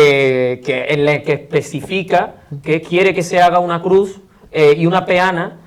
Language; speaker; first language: Spanish; native; Spanish